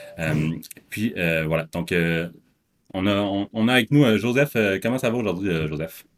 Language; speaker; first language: French; native; French